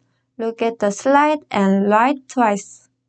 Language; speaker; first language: English; non-native, fluent; Korean